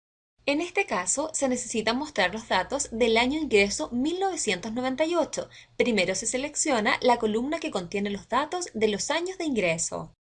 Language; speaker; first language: Spanish; native; Spanish